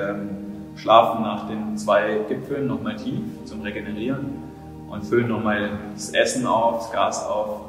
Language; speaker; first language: German; native; German